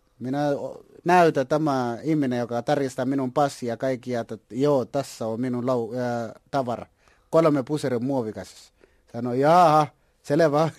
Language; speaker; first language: Finnish; non-native, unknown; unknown